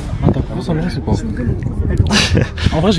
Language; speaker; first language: French; native; French